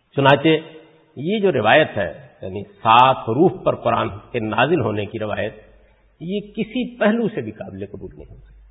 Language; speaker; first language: Urdu; non-native, local second language; Punjabi